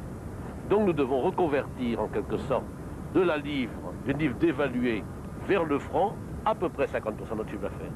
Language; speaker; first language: French; native; French